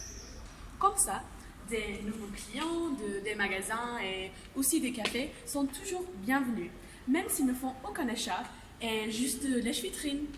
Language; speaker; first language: French; non-native, fluent; English